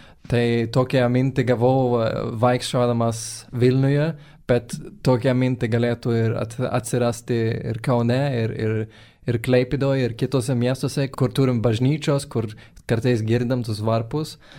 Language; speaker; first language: Lithuanian; non-native, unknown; Swedish